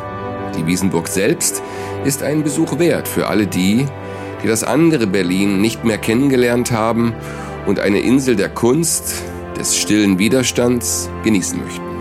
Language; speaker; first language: German; native; German